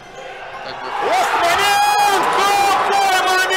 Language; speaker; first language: Russian; native; Russian